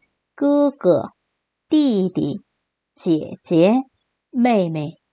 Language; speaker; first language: Chinese; non-native, fluent; Korean